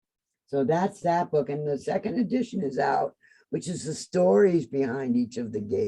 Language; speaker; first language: English; native; English